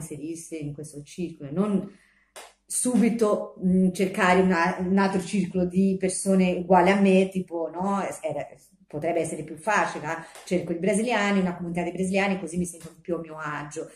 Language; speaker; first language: Italian; non-native, fluent; Portuguese